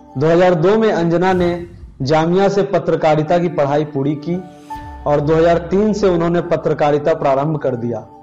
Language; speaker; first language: Hindi; native; Hindi